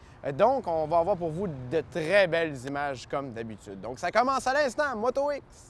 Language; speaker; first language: French; native; French